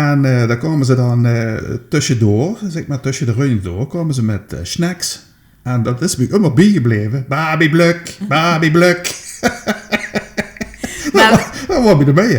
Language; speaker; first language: Dutch; native; Dutch